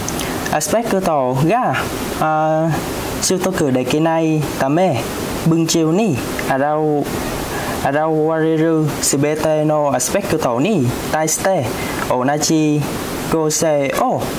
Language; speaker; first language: Japanese; non-native, learner; Vietnamese